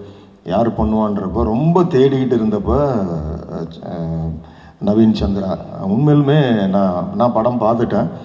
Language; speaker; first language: Tamil; native; Tamil